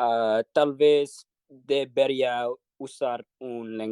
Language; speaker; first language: Spanish; non-native, learner; English